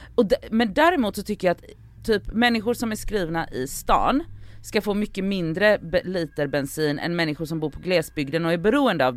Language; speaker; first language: Swedish; native; Swedish